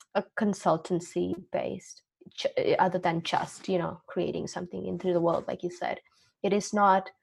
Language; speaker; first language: English; non-native, fluent; Indonesian